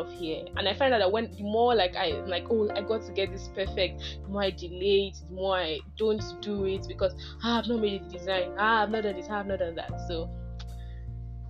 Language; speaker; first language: English; non-native, local second language; Yoruba